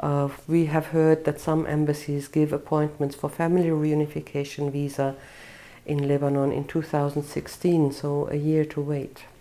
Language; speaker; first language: English; non-native, fluent; German